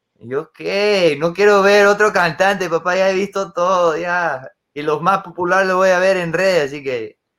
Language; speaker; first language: Spanish; non-native, fluent; English